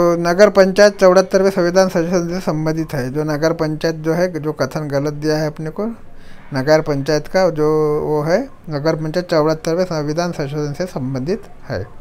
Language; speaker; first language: Hindi; non-native, local second language; Marathi